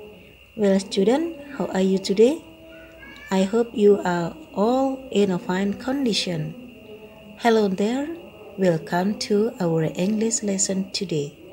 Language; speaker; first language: English; non-native, fluent; Indonesian